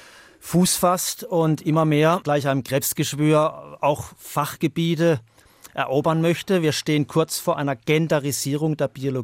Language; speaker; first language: German; native; German